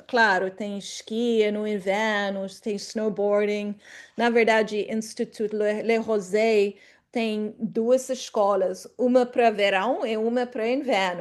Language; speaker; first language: Portuguese; non-native, fluent; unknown